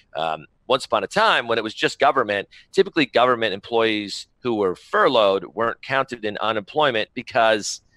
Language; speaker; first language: English; native; English